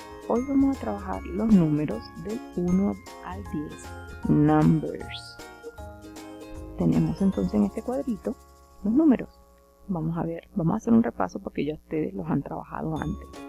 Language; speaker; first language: Spanish; native; Spanish